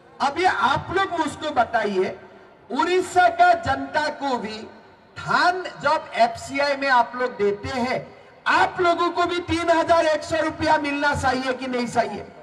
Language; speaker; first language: Hindi; non-native, local second language; Assamese